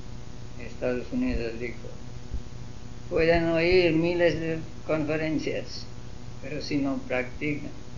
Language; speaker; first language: Spanish; non-native, fluent; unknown